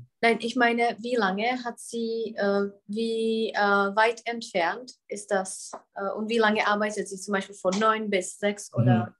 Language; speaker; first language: German; non-native, fluent; Czech